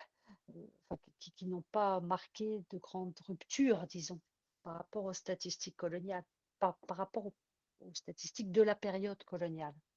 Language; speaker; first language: French; native; French